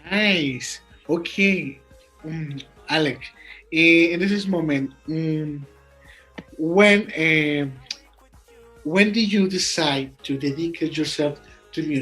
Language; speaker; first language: English; non-native, learner; Spanish